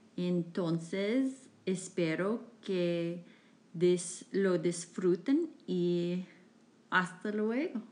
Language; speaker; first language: Spanish; non-native, fluent; English